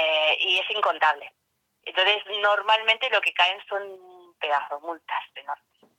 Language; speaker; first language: Spanish; native; Spanish